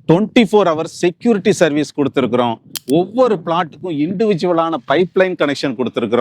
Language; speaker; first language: Tamil; native; Tamil